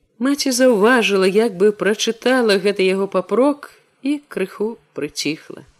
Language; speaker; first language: Belarusian; native; Belarusian